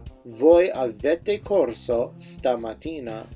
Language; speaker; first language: Italian; non-native, fluent; English